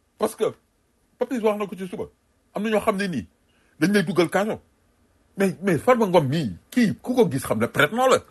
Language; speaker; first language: Wolof; native; Wolof